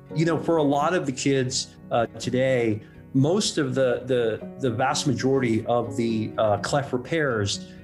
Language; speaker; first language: English; non-native, local second language; Cantonese